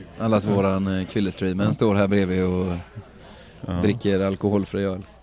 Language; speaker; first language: Swedish; native; Swedish